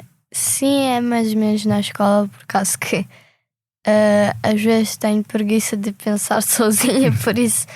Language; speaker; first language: Portuguese; early bilingual, other home language; Ukrainian